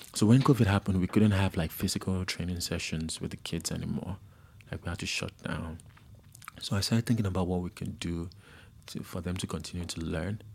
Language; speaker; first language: English; non-native, local second language; Yoruba